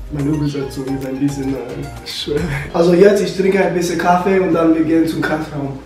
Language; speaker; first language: German; non-native, learner; English